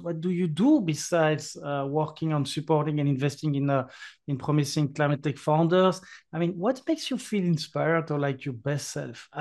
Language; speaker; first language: English; non-native, fluent; French